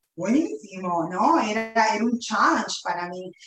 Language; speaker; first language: Spanish; native; Spanish